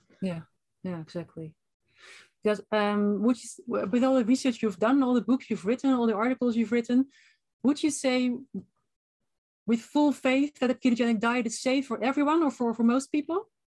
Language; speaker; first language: English; non-native, fluent; Dutch